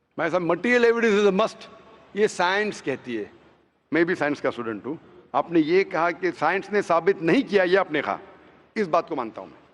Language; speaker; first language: Hindi; non-native, local second language; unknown